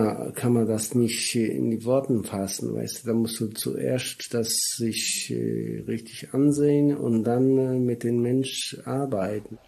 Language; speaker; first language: German; non-native, learner; Polish